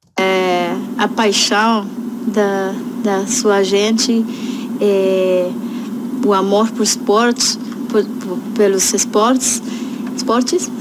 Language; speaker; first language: Portuguese; non-native, fluent; Spanish